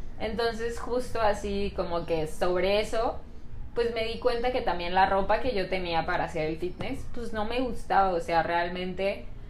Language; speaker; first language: Spanish; native; Spanish